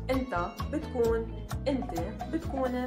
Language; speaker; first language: Arabic; native; Arabic